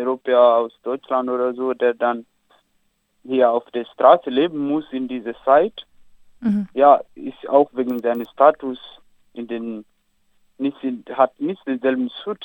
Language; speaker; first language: German; non-native, learner; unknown